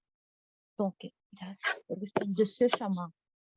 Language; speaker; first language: French; non-native, fluent; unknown